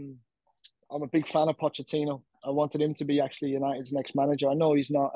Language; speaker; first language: English; native; English